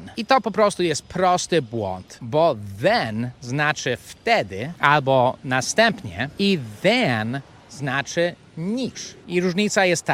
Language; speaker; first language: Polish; non-native, fluent; English